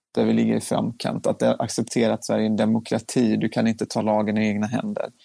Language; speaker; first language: Swedish; native; Swedish